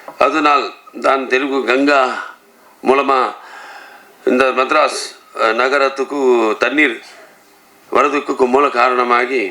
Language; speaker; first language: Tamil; non-native, learner; Telugu